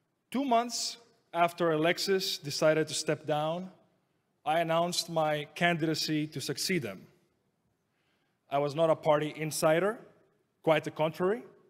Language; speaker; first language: English; non-native, fluent; Greek